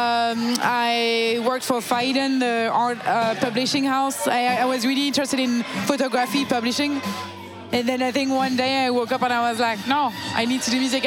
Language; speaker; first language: English; non-native, fluent; French